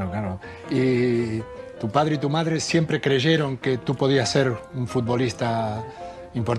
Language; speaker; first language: Spanish; native; Spanish